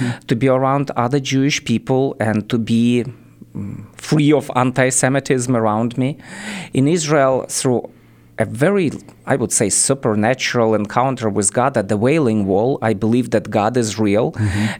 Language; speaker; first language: English; non-native, fluent; Ukrainian